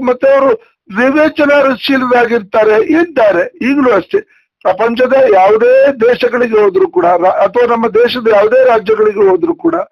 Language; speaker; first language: Kannada; non-native, local second language; Tulu